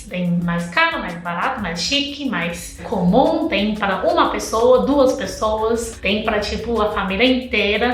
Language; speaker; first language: Portuguese; non-native, fluent; Chinese